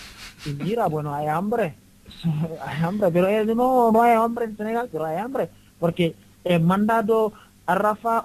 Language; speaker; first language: Spanish; non-native, learner; Wolof